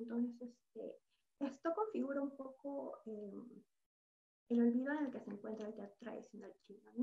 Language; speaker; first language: Spanish; native; Spanish